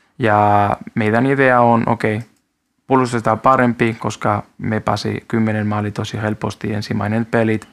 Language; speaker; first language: Finnish; non-native, learner; Spanish